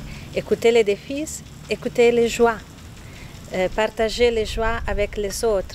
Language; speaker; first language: French; non-native, fluent; Italian